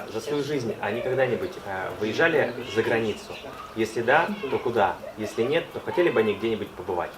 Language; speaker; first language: Russian; native; Russian